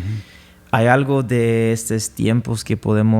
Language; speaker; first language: Spanish; non-native, fluent; English